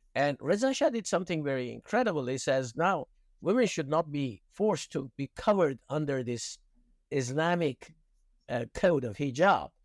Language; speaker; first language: English; non-native, fluent; Persian